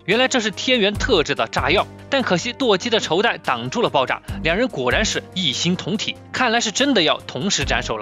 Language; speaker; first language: Chinese; native; Chinese